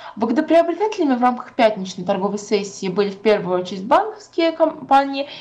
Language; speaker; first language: Russian; native; Russian